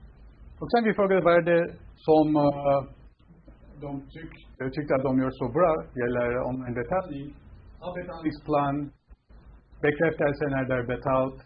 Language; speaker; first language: Swedish; non-native, fluent; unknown